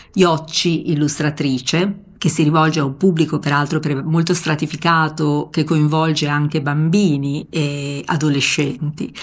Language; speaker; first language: Italian; native; Italian